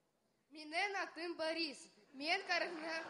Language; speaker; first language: Kazakh; non-native, local second language; Russian